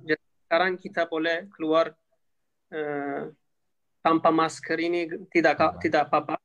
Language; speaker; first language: Indonesian; non-native, learner; Turkish